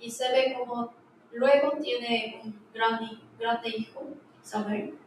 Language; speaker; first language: Spanish; non-native, learner; Korean